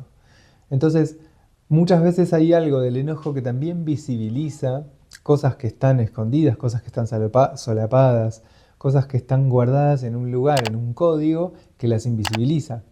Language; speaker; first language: Spanish; native; Spanish